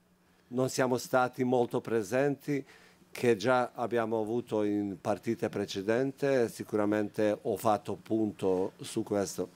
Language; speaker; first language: Italian; non-native, fluent; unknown